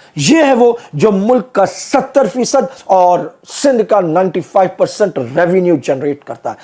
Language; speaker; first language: Urdu; native; Urdu